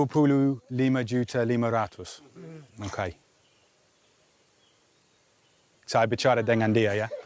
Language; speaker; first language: Indonesian; non-native, learner; English